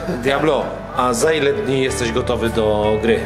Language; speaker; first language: Polish; native; Polish